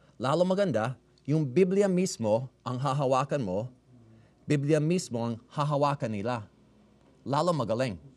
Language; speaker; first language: Filipino; non-native, fluent; English